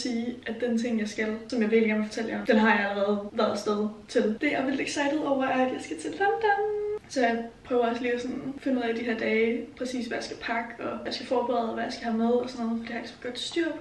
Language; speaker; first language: Danish; native; Danish